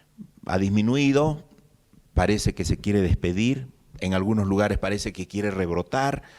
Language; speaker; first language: Spanish; native; Spanish